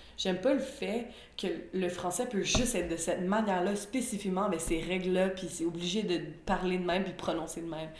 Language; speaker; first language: French; native; French